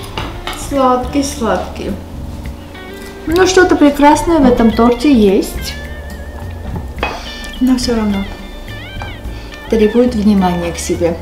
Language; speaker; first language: Russian; non-native, fluent; Armenian